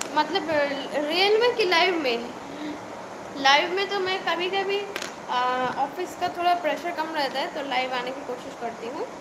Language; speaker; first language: Hindi; non-native, local second language; Bangla